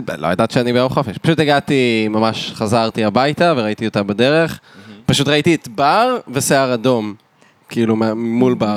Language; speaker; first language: Hebrew; native; Hebrew